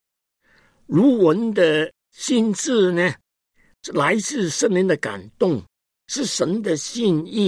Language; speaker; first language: Chinese; non-native, local second language; Cantonese